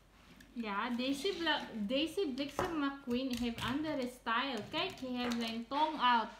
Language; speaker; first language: Dutch; non-native, learner; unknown